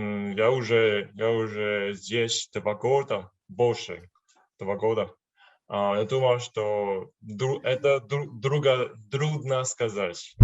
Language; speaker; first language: Russian; non-native, learner; Chinese